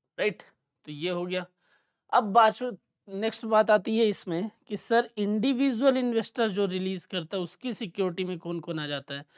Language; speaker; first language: Hindi; native; Hindi